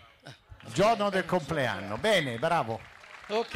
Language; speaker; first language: Italian; native; Italian